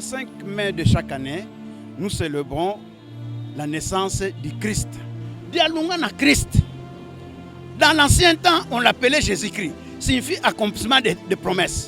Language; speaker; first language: French; non-native, local second language; Lingala